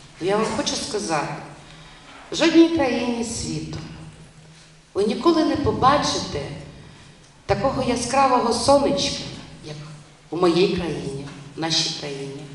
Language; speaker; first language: Ukrainian; non-native, local second language; Russian